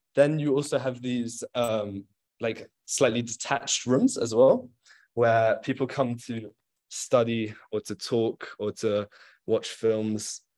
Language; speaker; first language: English; native; English